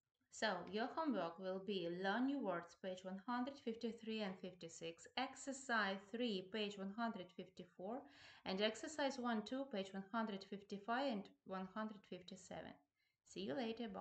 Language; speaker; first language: English; non-native, fluent; Ukrainian